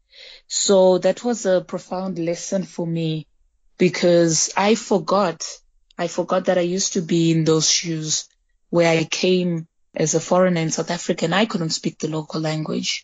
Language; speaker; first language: English; early bilingual, other home language; Shona